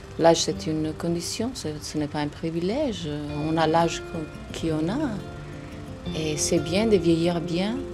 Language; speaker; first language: French; non-native, fluent; Italian